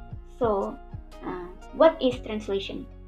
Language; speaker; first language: English; non-native, learner; Indonesian